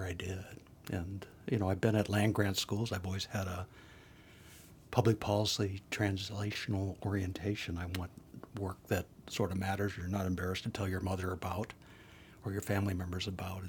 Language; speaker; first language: English; native; English